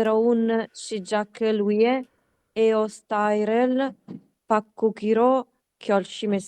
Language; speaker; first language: Korean; non-native, learner; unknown